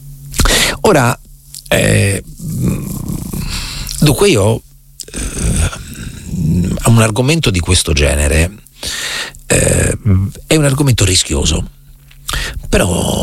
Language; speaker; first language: Italian; native; Italian